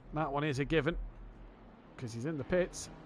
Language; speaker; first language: English; native; English